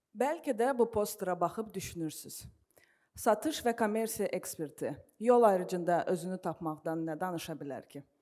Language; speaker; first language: Azerbaijani; non-native, local second language; Russian